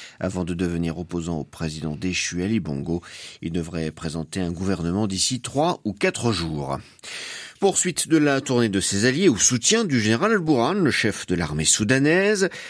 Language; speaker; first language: French; native; French